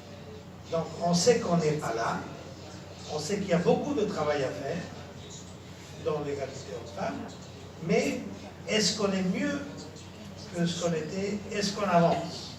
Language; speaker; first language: French; non-native, fluent; Spanish